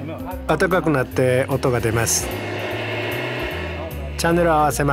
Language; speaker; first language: Japanese; non-native, fluent; Chinese